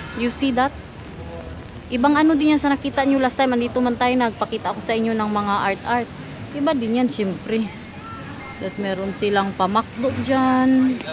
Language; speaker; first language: Filipino; non-native, local second language; Cebuano